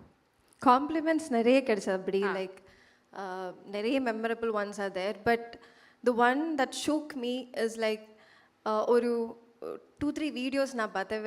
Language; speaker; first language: Tamil; non-native, fluent; Malayalam